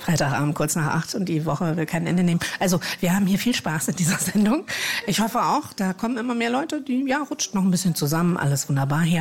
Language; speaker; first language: German; native; German